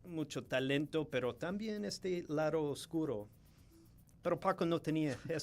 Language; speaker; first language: Spanish; non-native, fluent; English